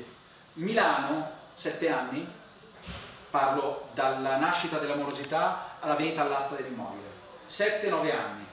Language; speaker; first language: Italian; native; Italian